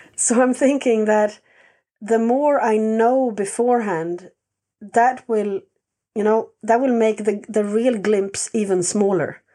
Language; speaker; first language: English; non-native, fluent; Swedish